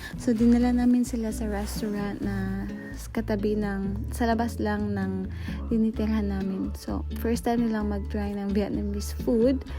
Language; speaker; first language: Filipino; non-native, local second language; Cebuano